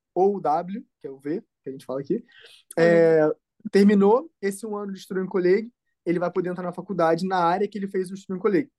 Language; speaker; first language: Portuguese; native; Portuguese